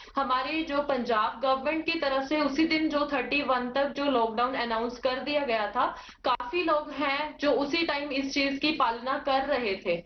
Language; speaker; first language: Hindi; native; Hindi